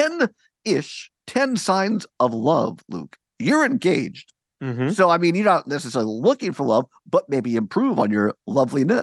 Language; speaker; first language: English; native; English